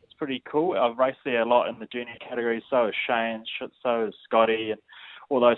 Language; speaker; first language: English; native; English